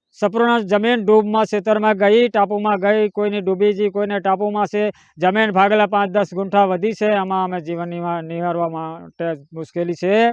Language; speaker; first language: Gujarati; non-native, local second language; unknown